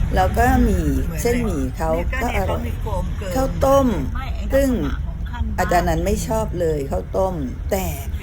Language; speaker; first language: Thai; native; Thai